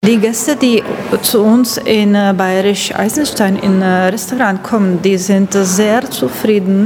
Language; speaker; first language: German; non-native, learner; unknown